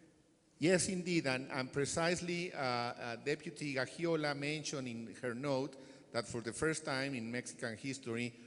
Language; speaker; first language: English; non-native, fluent; Spanish